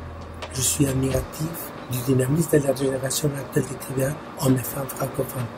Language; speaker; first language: French; non-native, fluent; Spanish